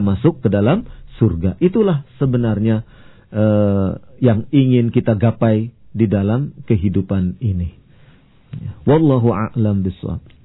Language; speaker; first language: Indonesian; native; Indonesian